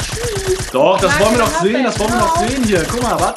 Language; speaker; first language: German; native; German